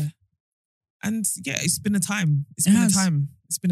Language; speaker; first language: English; native; English